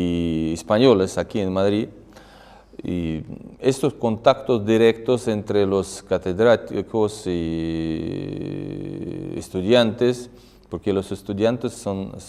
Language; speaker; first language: Spanish; non-native, fluent; Russian